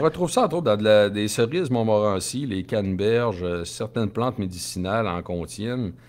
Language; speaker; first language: French; native; French